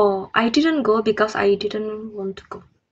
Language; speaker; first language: English; non-native, learner; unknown